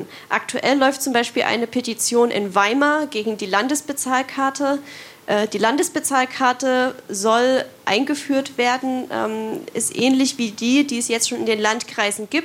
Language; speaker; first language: German; native; German